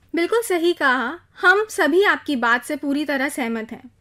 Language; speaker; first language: Hindi; native; Hindi